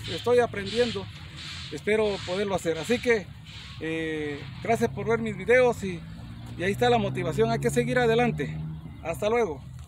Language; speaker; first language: Spanish; native; Spanish